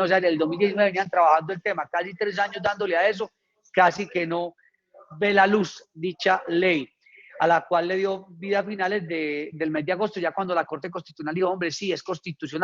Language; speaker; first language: Spanish; native; Spanish